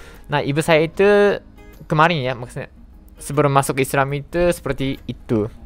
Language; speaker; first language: Indonesian; non-native, fluent; Japanese